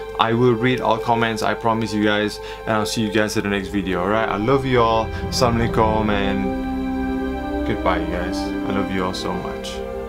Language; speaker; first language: English; non-native, local second language; Malay